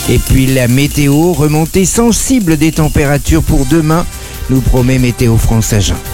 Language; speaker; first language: French; native; French